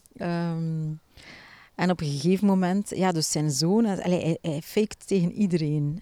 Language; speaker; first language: Dutch; native; Dutch